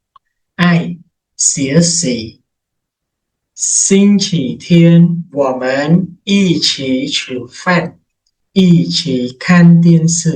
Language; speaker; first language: Chinese; non-native, fluent; Khmer